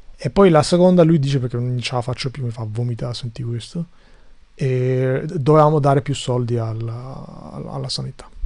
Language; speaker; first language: Italian; non-native, fluent; Albanian